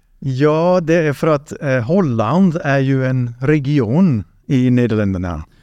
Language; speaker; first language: Swedish; non-native, fluent; Dutch